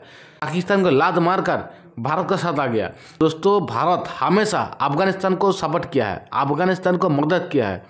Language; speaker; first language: Hindi; non-native, local second language; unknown